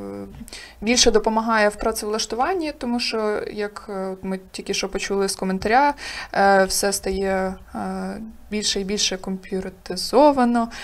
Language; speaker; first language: Ukrainian; native; Ukrainian